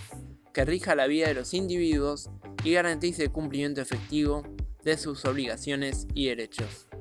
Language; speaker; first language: Spanish; native; Spanish